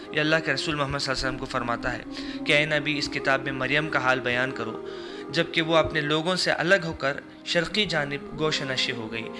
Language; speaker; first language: Urdu; native; Urdu